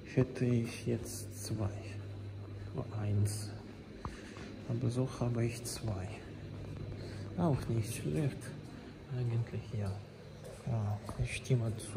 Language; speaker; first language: German; non-native, fluent; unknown